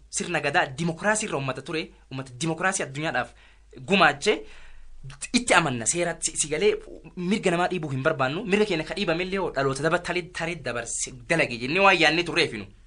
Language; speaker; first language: Oromo; native; Oromo